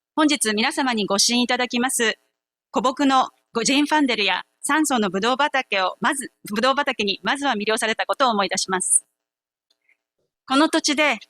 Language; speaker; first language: Japanese; native; Japanese